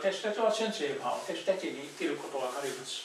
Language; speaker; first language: Japanese; non-native, fluent; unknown